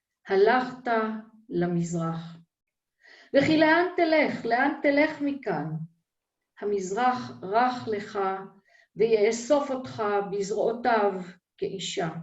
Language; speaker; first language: Hebrew; native; Hebrew